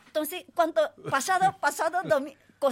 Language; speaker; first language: Spanish; non-native, learner; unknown